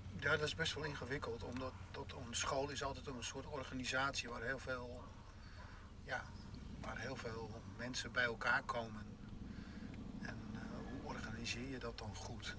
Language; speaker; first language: Dutch; native; Dutch